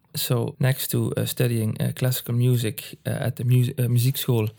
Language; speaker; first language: English; non-native, fluent; Dutch